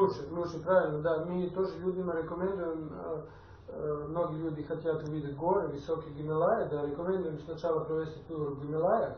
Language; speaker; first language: Russian; non-native, fluent; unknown